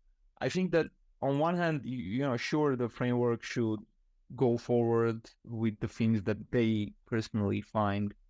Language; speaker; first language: English; non-native, fluent; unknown